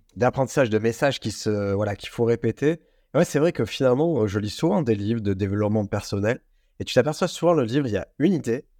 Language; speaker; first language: French; non-native, fluent; Portuguese